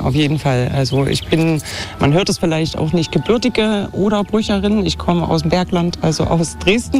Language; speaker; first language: German; native; German